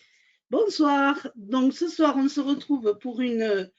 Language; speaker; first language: French; native; French